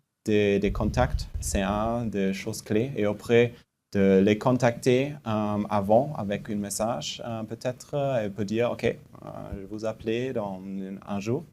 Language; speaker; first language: French; non-native, fluent; German